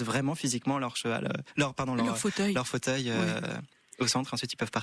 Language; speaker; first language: French; native; French